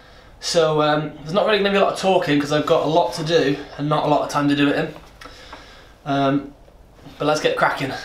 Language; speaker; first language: English; native; English